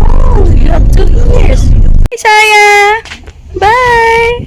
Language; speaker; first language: English; non-native, local second language; Filipino